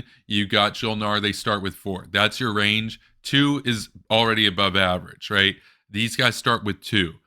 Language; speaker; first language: English; native; English